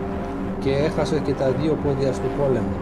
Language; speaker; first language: Greek; non-native, learner; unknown